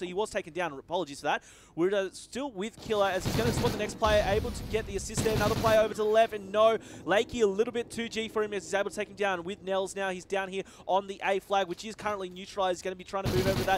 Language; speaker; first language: English; native; English